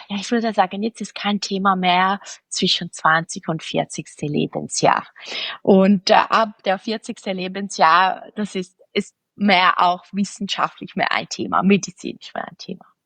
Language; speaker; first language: German; non-native, fluent; Italian